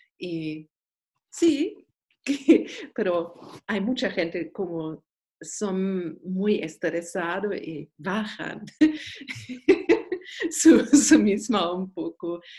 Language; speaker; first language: Spanish; non-native, learner; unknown